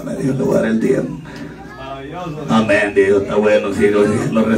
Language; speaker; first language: Spanish; native; Spanish